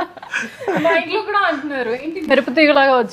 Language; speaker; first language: Telugu; native; Telugu